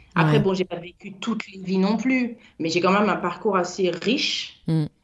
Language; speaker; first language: French; native; French